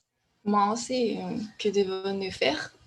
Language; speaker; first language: French; non-native, learner; Spanish